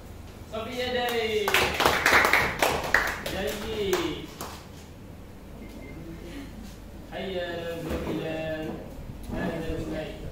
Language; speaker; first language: Arabic; non-native, learner; Malay